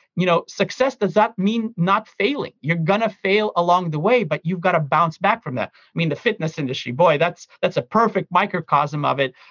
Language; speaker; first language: English; early bilingual, other home language; Russian